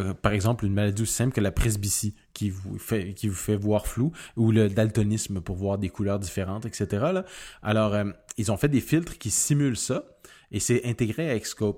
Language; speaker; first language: French; native; French